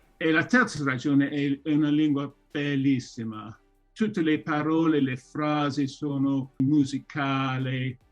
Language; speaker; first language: Italian; non-native, fluent; English